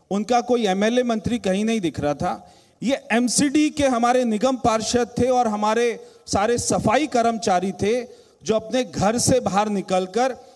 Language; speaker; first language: Hindi; native; Hindi